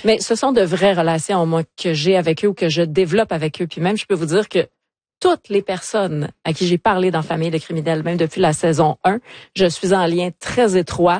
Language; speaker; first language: French; native; French